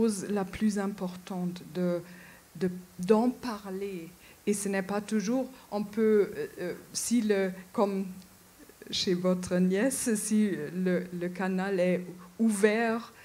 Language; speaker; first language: French; non-native, fluent; German